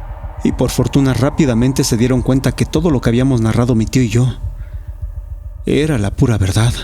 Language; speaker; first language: Spanish; native; Spanish